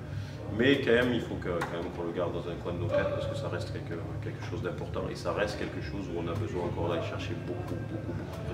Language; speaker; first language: French; native; French